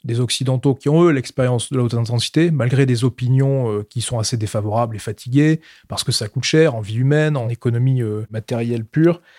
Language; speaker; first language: French; native; French